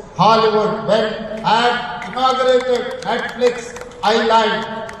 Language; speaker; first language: English; non-native, local second language; Telugu